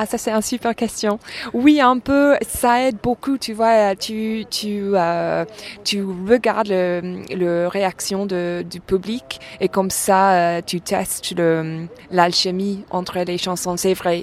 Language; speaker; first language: French; non-native, fluent; English